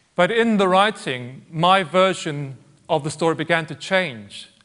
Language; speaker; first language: English; native; English